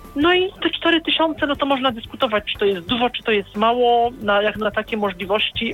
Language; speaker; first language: Polish; native; Polish